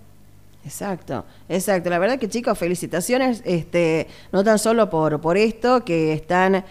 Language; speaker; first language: Spanish; native; Spanish